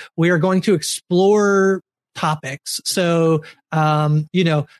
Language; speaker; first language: English; native; English